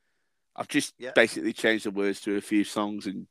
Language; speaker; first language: English; native; English